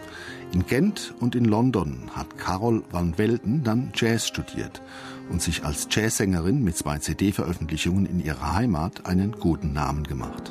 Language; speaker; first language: German; native; German